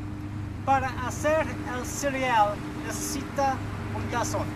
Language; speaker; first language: Spanish; non-native, learner; English